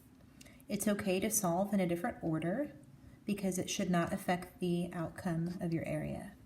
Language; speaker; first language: English; native; English